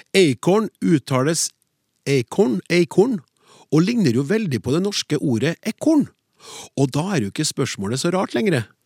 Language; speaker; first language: Norwegian; native; Norwegian